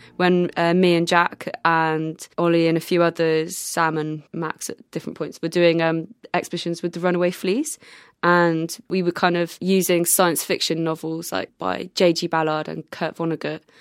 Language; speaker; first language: English; native; English